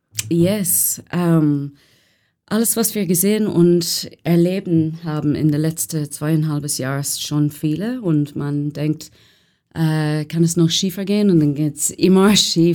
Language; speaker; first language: German; non-native, fluent; English